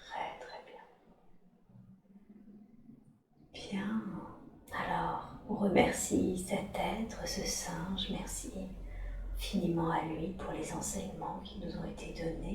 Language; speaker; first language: French; native; French